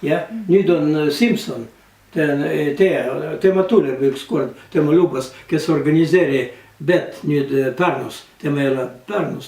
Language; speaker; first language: Estonian; non-native, learner; Russian